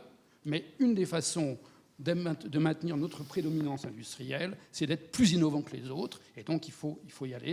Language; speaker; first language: French; native; French